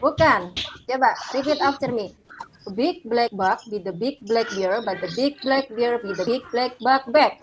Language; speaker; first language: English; non-native, fluent; Indonesian